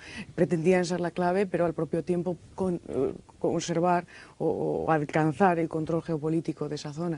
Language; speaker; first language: Spanish; native; Spanish